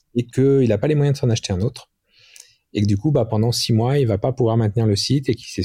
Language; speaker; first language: French; native; French